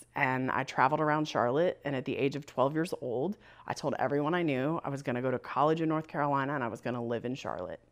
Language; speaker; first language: English; native; English